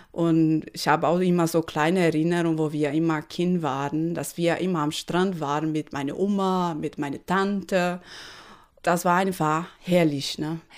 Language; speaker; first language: German; non-native, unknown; Portuguese